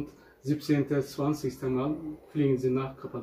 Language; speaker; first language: German; non-native, fluent; Turkish